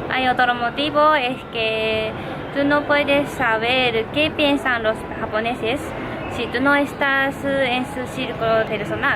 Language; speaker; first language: Spanish; non-native, learner; Japanese